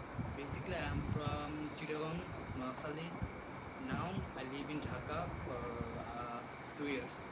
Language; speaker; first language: English; non-native, learner; Bangla